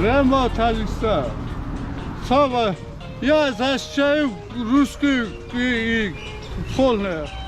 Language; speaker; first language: Russian; non-native, local second language; Tajik